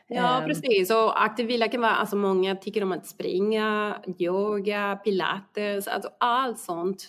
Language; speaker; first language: Swedish; non-native, fluent; Spanish